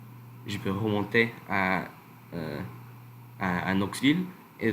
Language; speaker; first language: French; non-native, learner; English